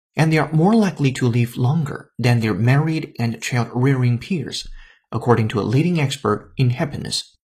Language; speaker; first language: English; non-native, fluent; Chinese